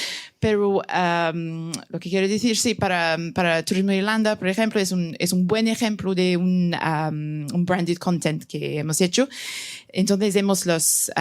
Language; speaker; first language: Spanish; non-native, fluent; English